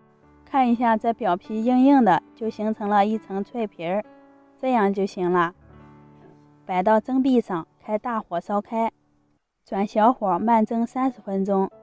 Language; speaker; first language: Chinese; native; Chinese